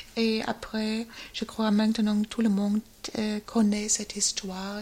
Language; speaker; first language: French; non-native, learner; German